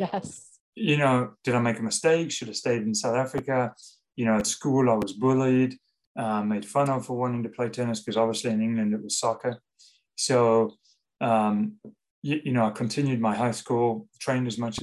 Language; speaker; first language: English; native; English